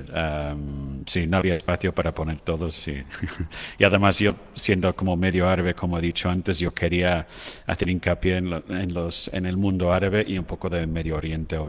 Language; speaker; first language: Spanish; non-native, fluent; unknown